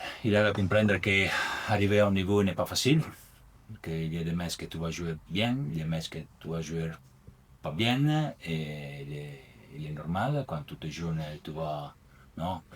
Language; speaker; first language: French; non-native, learner; Italian